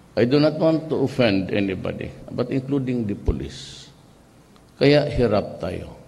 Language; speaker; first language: English; non-native, local second language; Cebuano